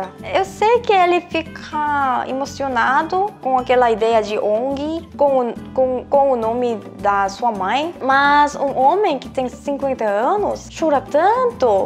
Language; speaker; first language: Portuguese; non-native, fluent; Korean